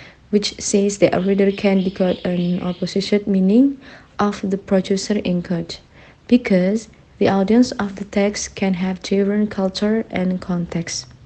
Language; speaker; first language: English; non-native, learner; Indonesian